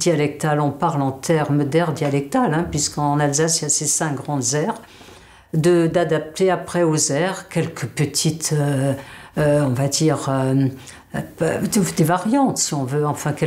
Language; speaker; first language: French; native; French